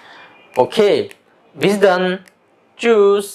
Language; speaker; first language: German; non-native, fluent; Bangla